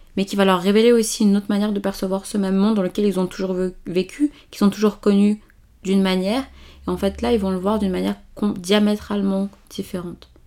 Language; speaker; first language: French; early bilingual, other home language; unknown